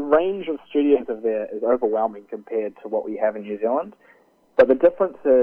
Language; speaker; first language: English; native; English